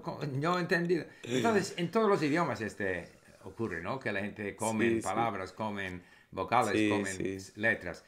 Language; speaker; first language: Spanish; non-native, fluent; English